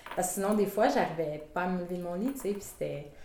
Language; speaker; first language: French; native; French